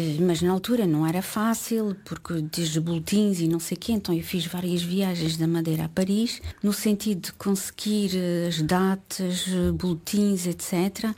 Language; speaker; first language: Portuguese; early bilingual, heritage; Portuguese